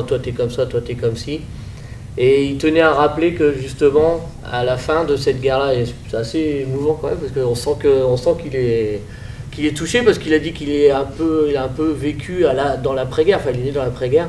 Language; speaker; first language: French; native; French